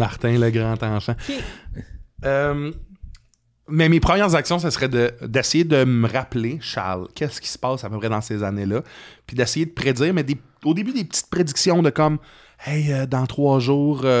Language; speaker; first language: French; native; French